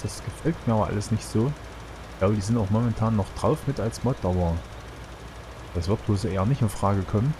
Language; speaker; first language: German; native; German